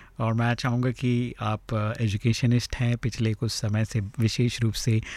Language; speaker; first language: Hindi; native; Hindi